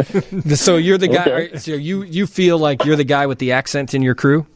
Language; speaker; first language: English; native; English